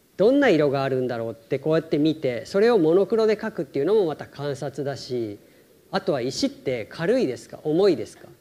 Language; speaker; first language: Japanese; native; Japanese